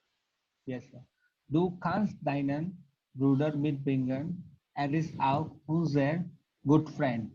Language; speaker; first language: German; non-native, learner; Gujarati